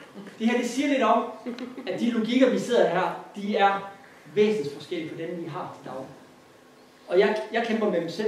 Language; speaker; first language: Danish; native; Danish